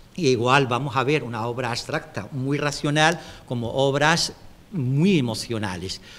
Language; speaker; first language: Spanish; non-native, fluent; Arabic